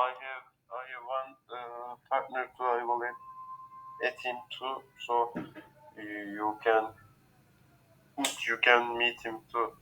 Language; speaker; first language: English; non-native, learner; Turkish